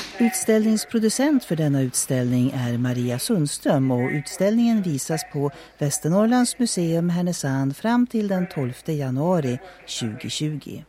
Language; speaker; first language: Swedish; native; Swedish